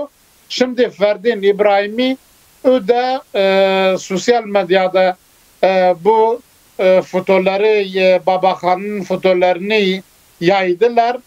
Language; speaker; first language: Turkish; non-native, fluent; Kurdish